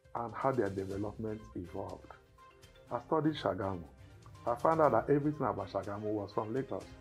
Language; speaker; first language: English; non-native, local second language; Igbo